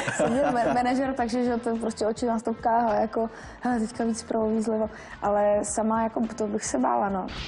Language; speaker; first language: Czech; non-native, local second language; Polish